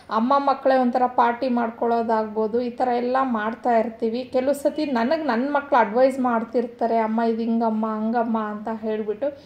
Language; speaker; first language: Kannada; non-native, local second language; Telugu